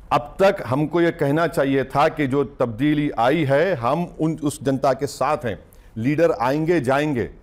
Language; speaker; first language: Hindi; non-native, local second language; Urdu